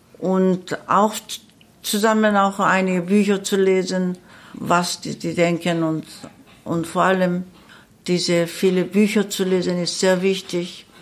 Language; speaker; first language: German; non-native, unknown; Korean